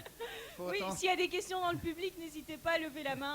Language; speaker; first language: French; native; French